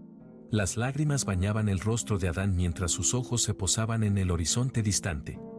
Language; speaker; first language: Spanish; native; Spanish